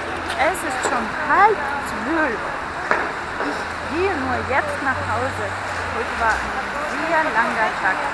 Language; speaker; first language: German; non-native, fluent; Russian